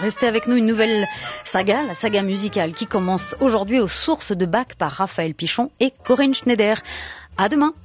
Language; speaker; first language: French; native; French